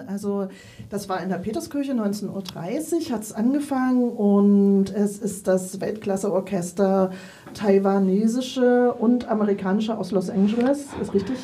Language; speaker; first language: German; native; German